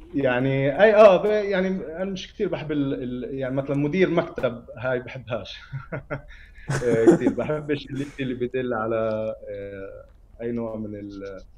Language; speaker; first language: Arabic; native; Arabic